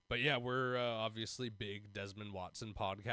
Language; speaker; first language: English; native; English